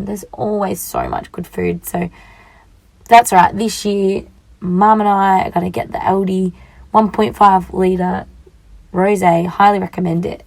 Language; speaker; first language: English; native; English